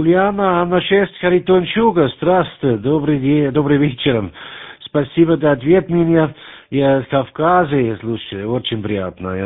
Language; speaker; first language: Russian; non-native, learner; German